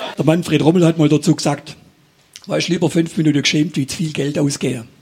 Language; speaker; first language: German; native; German